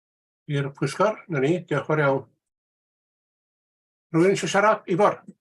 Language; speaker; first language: Welsh; native; Welsh